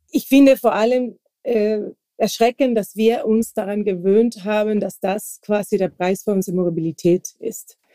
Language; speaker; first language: German; non-native, fluent; Spanish